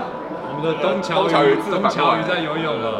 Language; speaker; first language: Chinese; native; Chinese